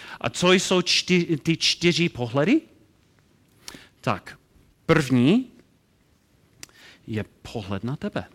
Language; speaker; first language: Czech; non-native, learner; English